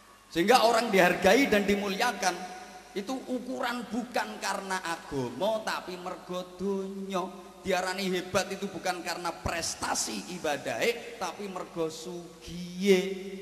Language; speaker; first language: Malay; non-native, local second language; Javanese